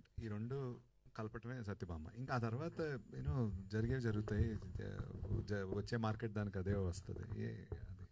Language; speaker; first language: Telugu; native; Telugu